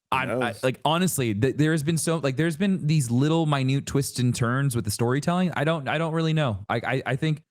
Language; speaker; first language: English; native; English